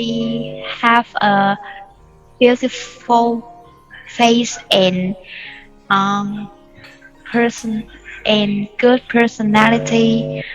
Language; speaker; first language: English; non-native, learner; Vietnamese